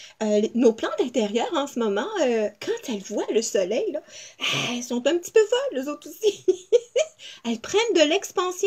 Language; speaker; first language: French; native; French